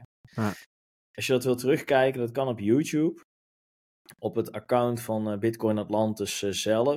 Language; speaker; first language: Dutch; native; Dutch